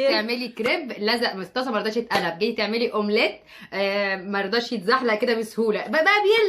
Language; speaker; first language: Arabic; native; Arabic